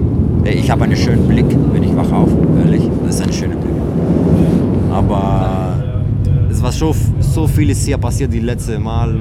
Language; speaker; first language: German; non-native, learner; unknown